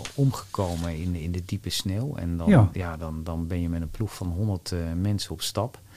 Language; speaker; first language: Dutch; native; Dutch